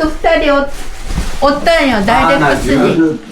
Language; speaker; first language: Japanese; native; Japanese